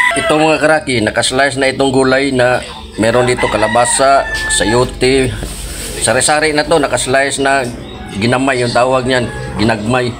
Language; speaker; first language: Filipino; non-native, local second language; Cebuano